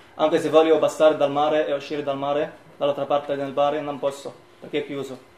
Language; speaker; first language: Italian; non-native, learner; Arabic